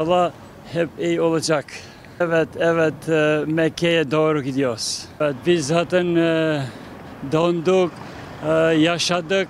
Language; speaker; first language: Turkish; non-native, fluent; Albanian